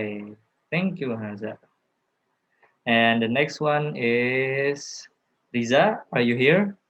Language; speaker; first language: English; non-native, learner; Indonesian